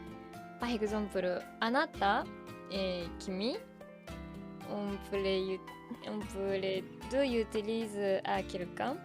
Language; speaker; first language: French; non-native, learner; Japanese